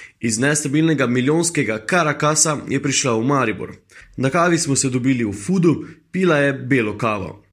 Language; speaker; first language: Slovenian; native; Slovenian